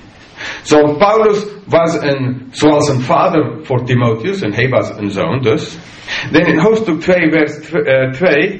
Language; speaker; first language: Dutch; non-native, fluent; English